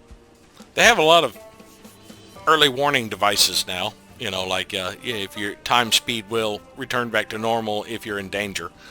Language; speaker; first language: English; native; English